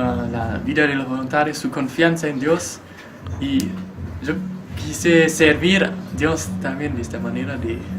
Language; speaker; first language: Spanish; non-native, fluent; German